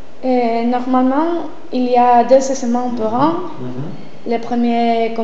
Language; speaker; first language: French; non-native, learner; Spanish